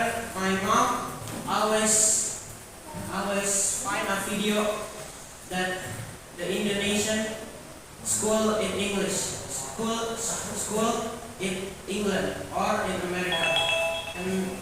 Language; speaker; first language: English; non-native, learner; Indonesian